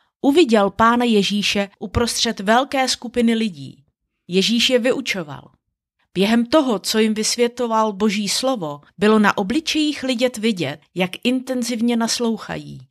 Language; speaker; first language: Czech; native; Czech